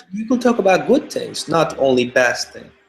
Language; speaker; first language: English; non-native, fluent; Turkish